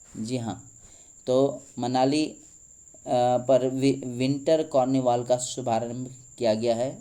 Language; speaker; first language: Hindi; native; Hindi